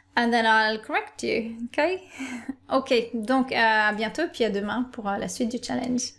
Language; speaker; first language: French; native; French